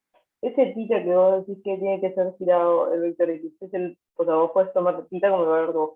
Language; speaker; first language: Spanish; native; Spanish